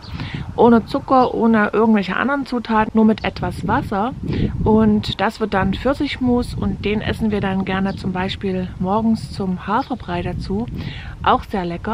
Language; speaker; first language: German; native; German